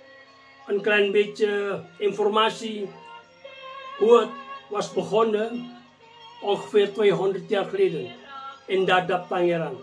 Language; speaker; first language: Dutch; non-native, fluent; Indonesian